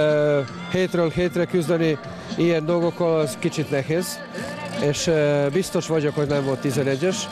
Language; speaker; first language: Hungarian; non-native, fluent; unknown